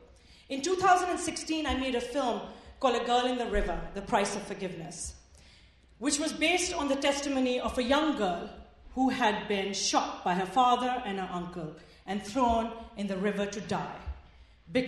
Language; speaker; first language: English; non-native, local second language; Urdu